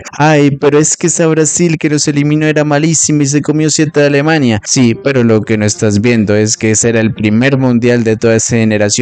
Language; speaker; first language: Spanish; native; Spanish